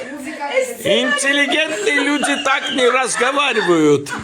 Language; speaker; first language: Russian; non-native, local second language; Armenian